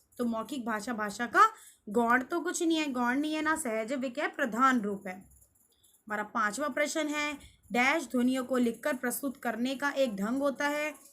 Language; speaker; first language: Hindi; native; Hindi